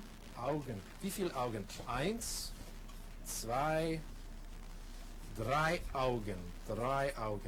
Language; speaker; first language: German; non-native, fluent; English